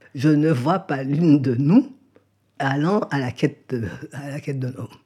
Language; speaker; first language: French; native; French